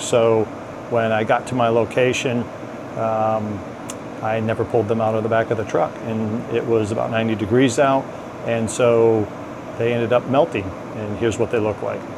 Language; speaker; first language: English; native; English